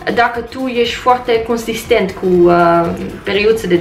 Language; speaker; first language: Romanian; non-native, learner; Dutch